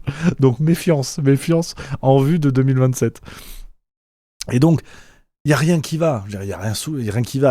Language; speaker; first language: French; native; French